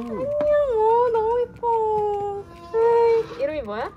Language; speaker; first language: Korean; non-native, fluent; Indonesian